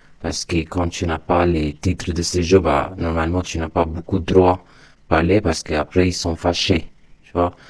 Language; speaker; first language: French; non-native, learner; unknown